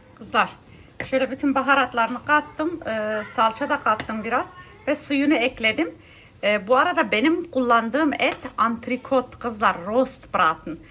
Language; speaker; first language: Turkish; early bilingual, heritage; Turkish